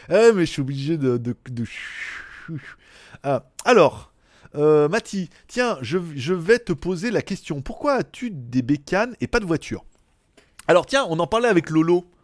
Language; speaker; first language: French; native; French